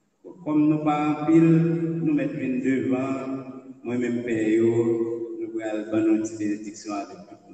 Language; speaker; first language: French; non-native, local second language; Haitian Creole